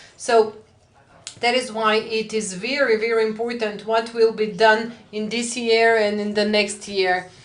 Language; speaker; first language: English; non-native, fluent; Macedonian